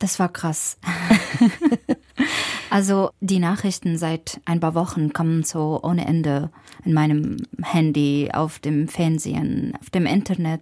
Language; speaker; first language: German; non-native, fluent; Arabic